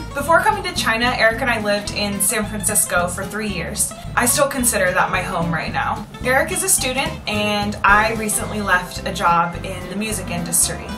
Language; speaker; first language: English; native; English